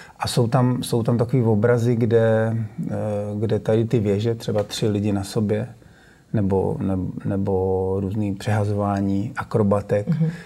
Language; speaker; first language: Czech; native; Czech